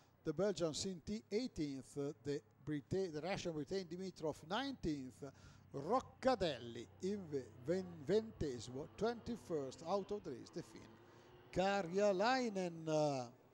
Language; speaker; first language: English; non-native, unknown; Italian